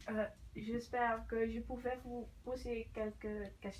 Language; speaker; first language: French; non-native, learner; Dutch